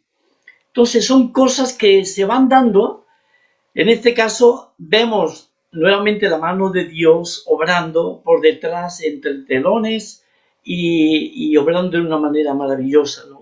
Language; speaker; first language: Spanish; native; Spanish